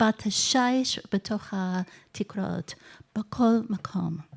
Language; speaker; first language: Hebrew; non-native, fluent; English